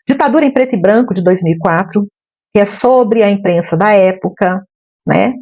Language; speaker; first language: Portuguese; native; Portuguese